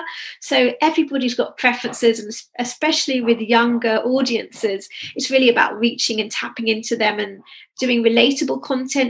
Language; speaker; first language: English; native; English